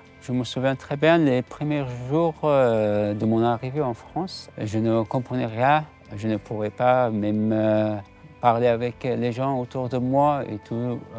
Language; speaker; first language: French; non-native, fluent; Persian